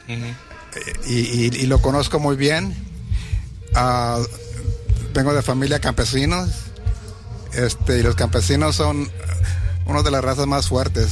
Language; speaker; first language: Spanish; early bilingual, heritage; Spanish